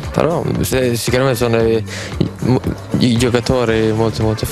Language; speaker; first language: Italian; non-native, fluent; Swedish